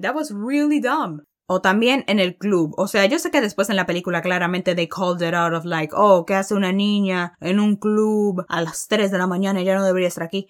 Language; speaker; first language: Spanish; early bilingual, heritage; Spanish